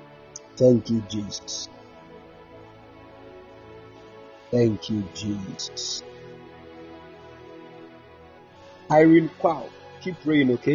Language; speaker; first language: English; non-native, local second language; Akan